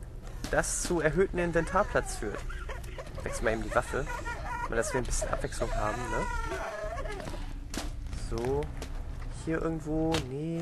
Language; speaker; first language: German; native; German